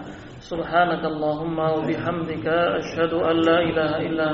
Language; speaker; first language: Arabic; non-native, fluent; Indonesian